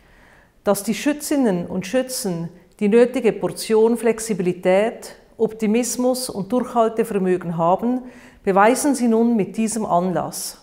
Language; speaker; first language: German; native; German